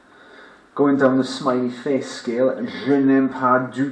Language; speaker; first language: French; non-native, fluent; English